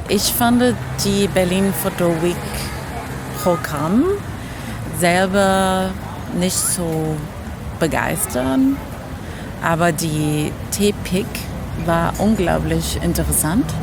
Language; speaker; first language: German; non-native, fluent; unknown